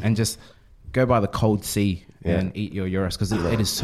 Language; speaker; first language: English; native; English